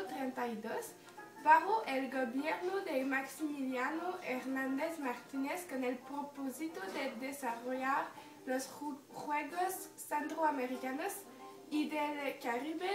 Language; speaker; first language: Spanish; non-native, learner; French